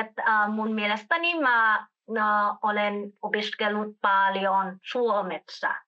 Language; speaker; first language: Finnish; non-native, learner; Vietnamese